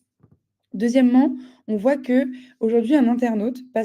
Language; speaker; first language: French; native; French